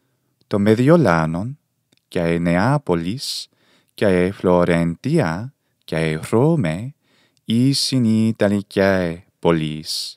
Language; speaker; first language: Greek; non-native, fluent; English